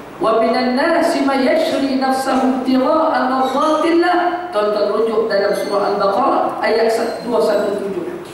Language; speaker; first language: Malay; native; Malay